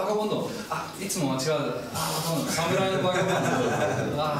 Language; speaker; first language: Japanese; non-native, fluent; German